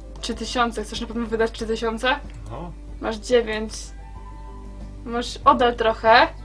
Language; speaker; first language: Polish; native; Polish